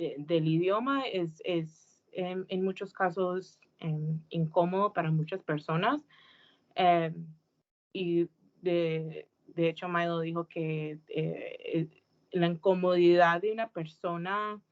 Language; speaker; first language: Spanish; early bilingual, heritage; Spanish